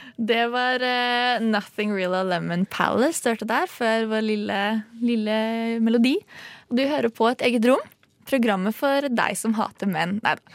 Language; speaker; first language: Norwegian; native; Norwegian